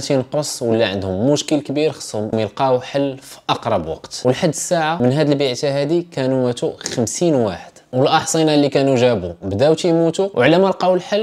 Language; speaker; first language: Arabic; native; Arabic